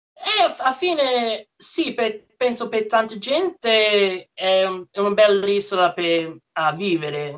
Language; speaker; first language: Italian; early bilingual, heritage; English